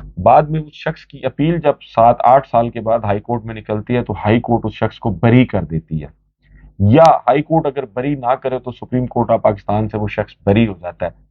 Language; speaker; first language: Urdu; native; Urdu